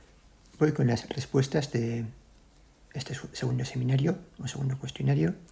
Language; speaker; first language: Spanish; native; Spanish